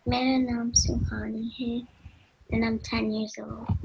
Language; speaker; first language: Hindi; early bilingual, heritage; English